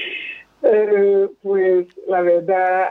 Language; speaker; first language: Spanish; non-native, fluent; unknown